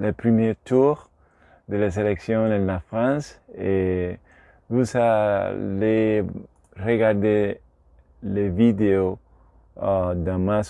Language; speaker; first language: French; non-native, learner; Spanish